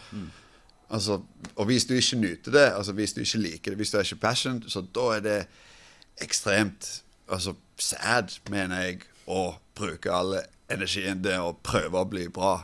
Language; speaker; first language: Norwegian; non-native, fluent; Finnish